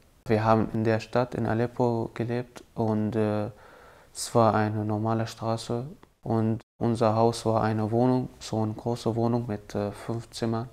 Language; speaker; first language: German; non-native, fluent; Arabic